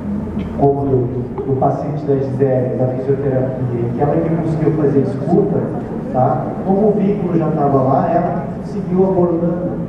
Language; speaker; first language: Portuguese; native; Portuguese